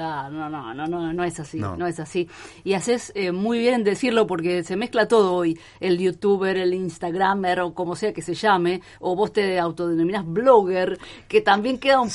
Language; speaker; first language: Spanish; native; Spanish